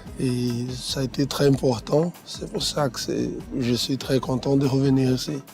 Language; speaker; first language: French; non-native, fluent; Portuguese